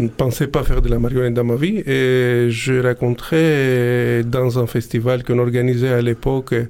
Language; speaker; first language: French; non-native, fluent; Greek